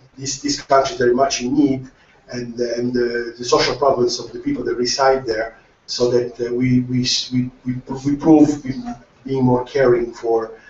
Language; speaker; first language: English; non-native, fluent; Italian